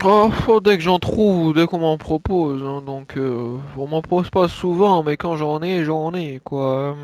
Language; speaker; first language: French; native; French